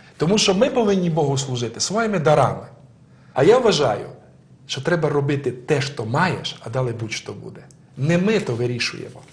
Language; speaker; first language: Ukrainian; native; Ukrainian